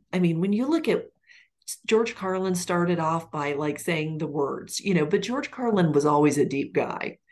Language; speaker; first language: English; native; English